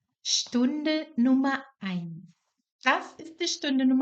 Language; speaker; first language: German; non-native, fluent; Portuguese